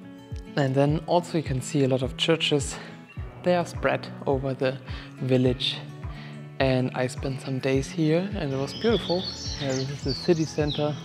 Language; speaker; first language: English; non-native, fluent; German